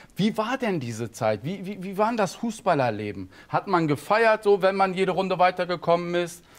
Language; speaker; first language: German; native; German